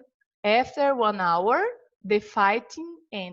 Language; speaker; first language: English; non-native, fluent; Portuguese